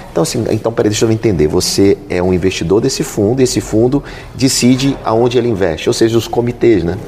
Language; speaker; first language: Portuguese; native; Portuguese